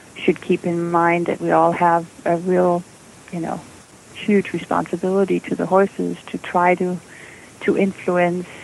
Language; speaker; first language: English; non-native, fluent; Danish